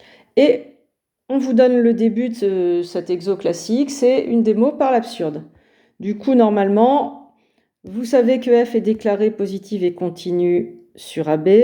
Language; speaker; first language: French; native; French